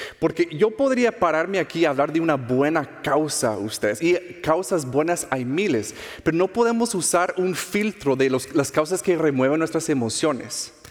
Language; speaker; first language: Spanish; non-native, fluent; English